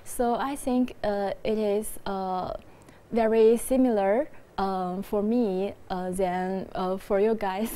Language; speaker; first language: English; non-native, fluent; Chinese